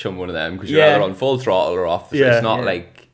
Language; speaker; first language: English; native; English